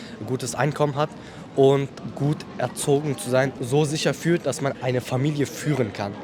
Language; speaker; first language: German; early bilingual, other home language; Persian